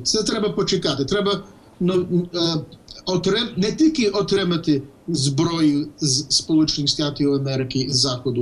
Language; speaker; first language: Ukrainian; non-native, fluent; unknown